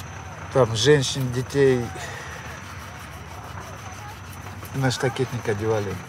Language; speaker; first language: Russian; native; Russian